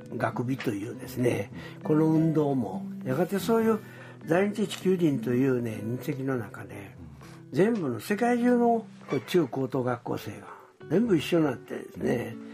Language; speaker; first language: Japanese; native; Japanese